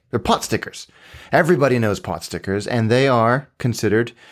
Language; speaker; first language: English; native; English